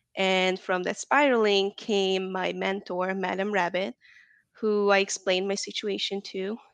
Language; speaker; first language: English; non-native, fluent; Hungarian